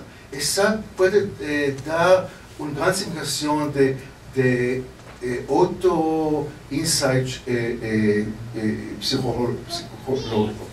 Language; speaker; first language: Spanish; non-native, learner; Hebrew